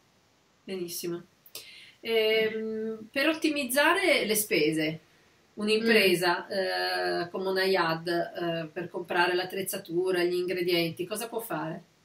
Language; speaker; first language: Italian; native; Italian